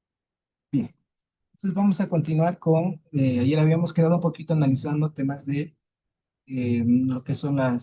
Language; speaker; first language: Spanish; native; Spanish